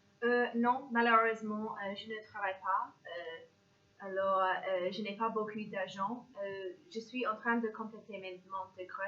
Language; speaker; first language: French; non-native, learner; English